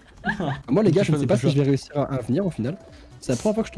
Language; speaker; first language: French; native; French